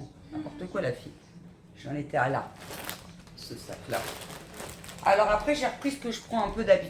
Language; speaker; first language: French; native; French